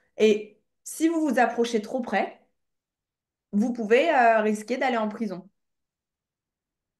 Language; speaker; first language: French; native; French